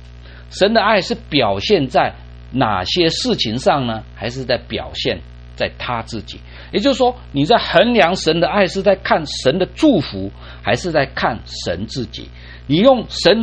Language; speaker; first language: Chinese; native; Chinese